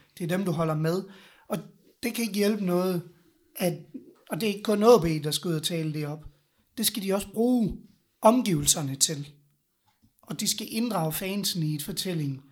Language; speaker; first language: Danish; native; Danish